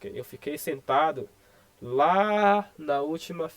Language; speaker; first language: Portuguese; non-native, fluent; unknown